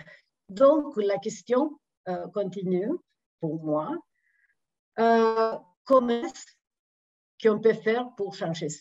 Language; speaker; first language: French; non-native, fluent; Spanish